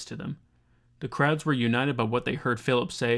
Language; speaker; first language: English; native; English